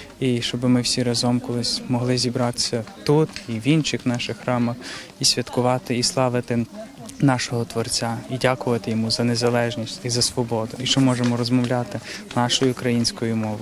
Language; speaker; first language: Ukrainian; native; Ukrainian